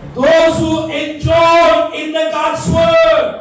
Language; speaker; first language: English; non-native, local second language; Telugu